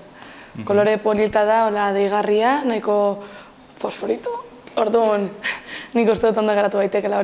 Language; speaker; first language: Basque; native; Basque